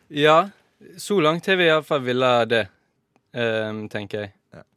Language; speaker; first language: Norwegian; native; Norwegian